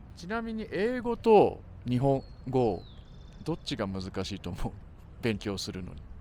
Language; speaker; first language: Japanese; native; Japanese